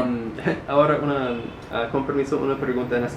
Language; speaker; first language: Spanish; non-native, learner; English